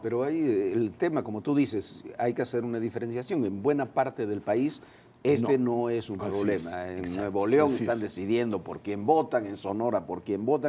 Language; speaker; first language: Spanish; native; Spanish